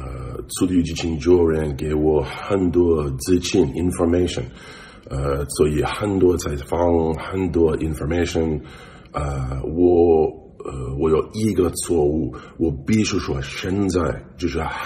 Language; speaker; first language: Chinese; non-native, learner; English